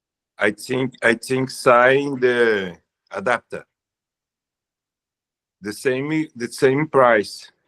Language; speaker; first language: English; non-native, learner; Portuguese